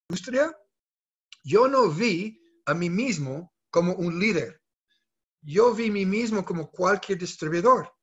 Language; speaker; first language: Spanish; non-native, fluent; English